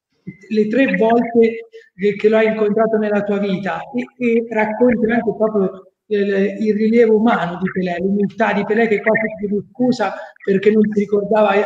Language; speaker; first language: Italian; native; Italian